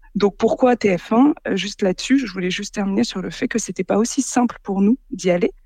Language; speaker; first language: French; native; French